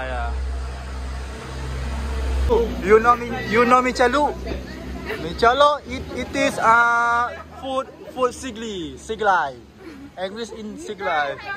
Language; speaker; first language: English; non-native, learner; Indonesian